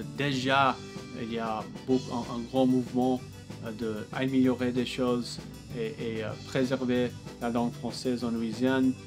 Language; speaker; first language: French; non-native, local second language; English